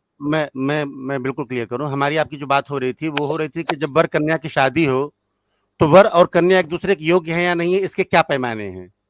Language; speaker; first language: Hindi; native; Hindi